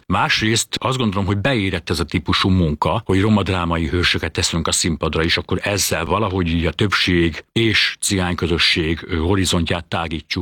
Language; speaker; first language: Hungarian; native; Hungarian